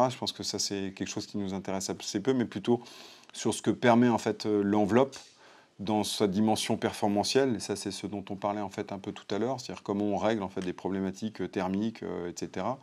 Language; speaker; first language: French; native; French